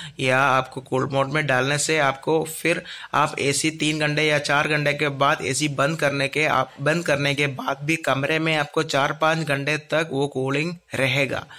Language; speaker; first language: Hindi; non-native, local second language; Malayalam